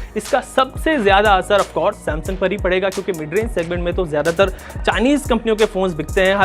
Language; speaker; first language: Hindi; native; Hindi